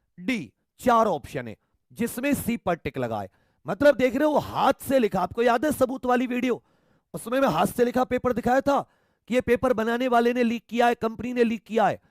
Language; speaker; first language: Hindi; native; Hindi